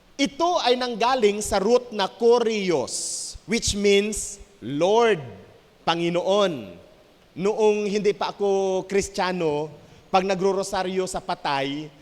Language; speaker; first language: Filipino; native; Filipino